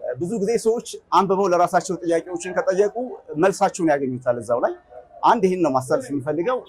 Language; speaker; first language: Amharic; native; Amharic